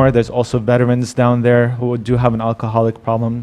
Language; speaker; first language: English; non-native, fluent; Arabic